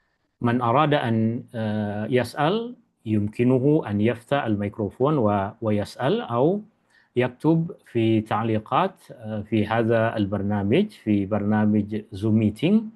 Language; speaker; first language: Arabic; non-native, fluent; Malay